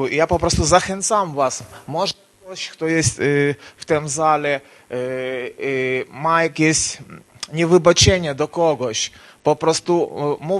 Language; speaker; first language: Polish; non-native, learner; Ukrainian